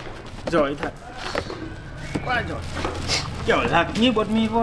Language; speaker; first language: Vietnamese; non-native, learner; Portuguese